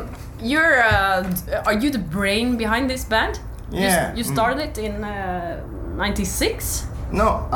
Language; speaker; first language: English; non-native, learner; Norwegian